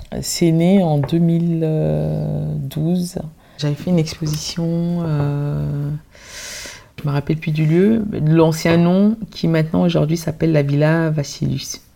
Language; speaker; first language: French; early bilingual, other home language; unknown